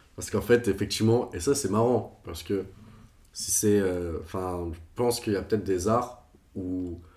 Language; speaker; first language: French; non-native, fluent; Portuguese